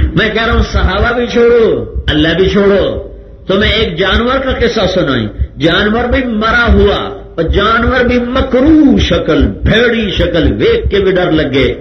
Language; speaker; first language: Urdu; non-native, local second language; Punjabi